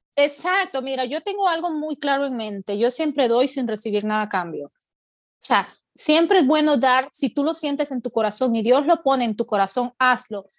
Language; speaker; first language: Spanish; native; Spanish